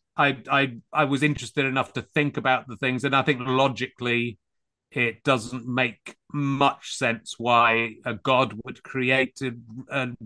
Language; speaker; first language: English; native; English